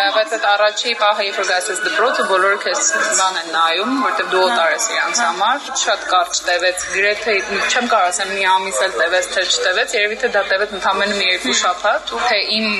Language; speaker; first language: Armenian; early bilingual, other home language; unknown